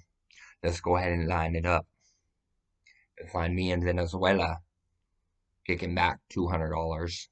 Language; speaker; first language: English; native; English